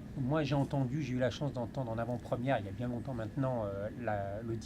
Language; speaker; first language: French; native; French